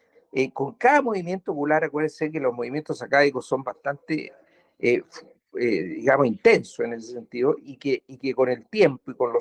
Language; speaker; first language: Spanish; native; Spanish